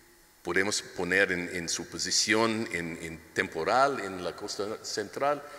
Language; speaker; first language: Spanish; non-native, learner; English